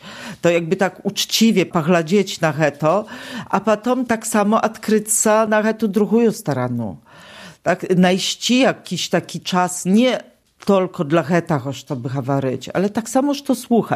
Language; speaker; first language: Polish; non-native, local second language; Belarusian